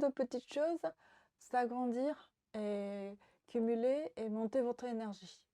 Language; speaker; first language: French; non-native, fluent; Japanese